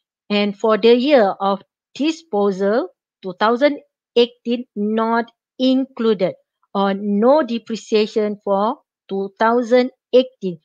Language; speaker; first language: English; non-native, local second language; Malay